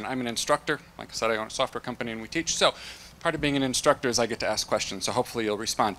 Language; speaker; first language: English; native; English